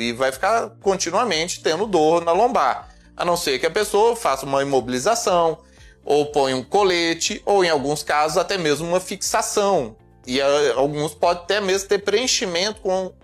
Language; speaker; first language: Portuguese; native; Portuguese